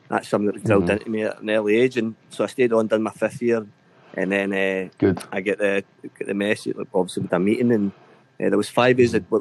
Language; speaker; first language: English; native; English